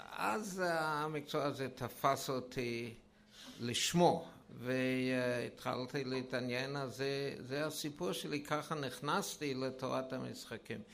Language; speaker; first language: Hebrew; non-native, fluent; English